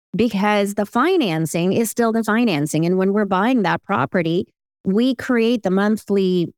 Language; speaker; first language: English; early bilingual, other home language; Ukrainian